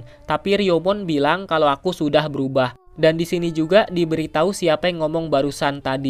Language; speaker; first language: Indonesian; native; Indonesian